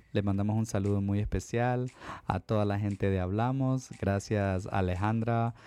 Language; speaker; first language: English; non-native, fluent; Spanish